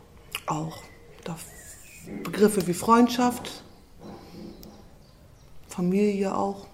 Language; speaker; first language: German; native; German